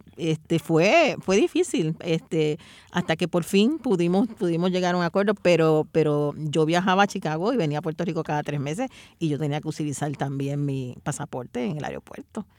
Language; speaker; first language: Spanish; native; Spanish